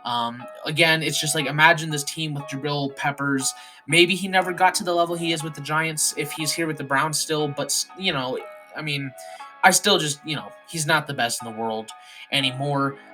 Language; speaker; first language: English; native; English